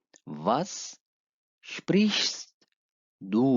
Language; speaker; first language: German; non-native, fluent; Urdu